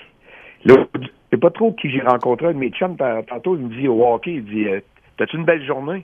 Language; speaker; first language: French; native; French